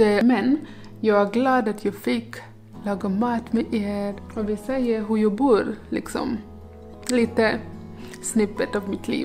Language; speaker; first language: Swedish; non-native, learner; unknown